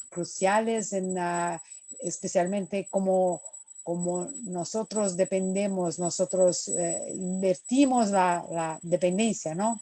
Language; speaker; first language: Spanish; non-native, fluent; Portuguese